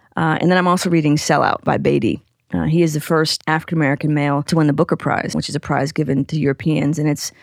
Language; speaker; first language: English; native; English